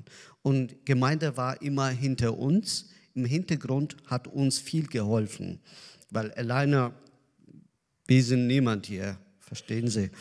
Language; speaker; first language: German; non-native, learner; Azerbaijani